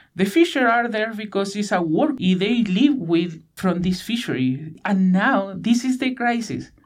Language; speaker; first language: English; non-native, learner; Spanish